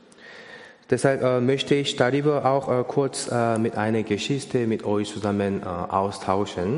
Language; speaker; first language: German; non-native, learner; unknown